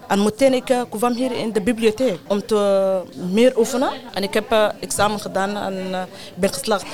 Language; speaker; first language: Dutch; non-native, learner; Arabic